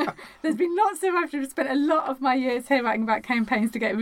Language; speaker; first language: English; native; English